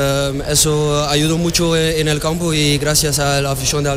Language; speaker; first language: Spanish; non-native, learner; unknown